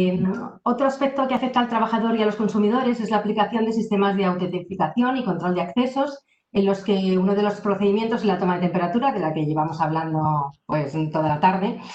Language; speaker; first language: Spanish; native; Spanish